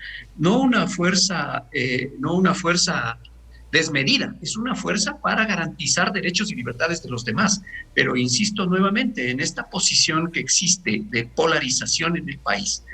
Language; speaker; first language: Spanish; native; Spanish